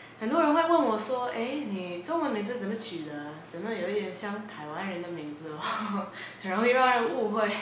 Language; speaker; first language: Chinese; non-native, fluent; English